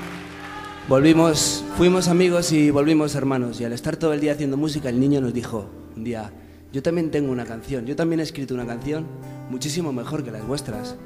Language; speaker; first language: Spanish; native; Spanish